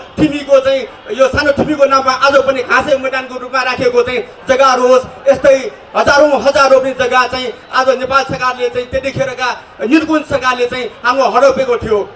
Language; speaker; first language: Nepali; non-native, local second language; Newari